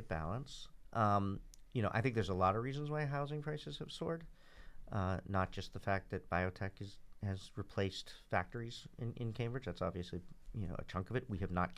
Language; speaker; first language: English; native; English